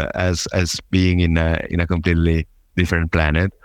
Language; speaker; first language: English; non-native, fluent; Italian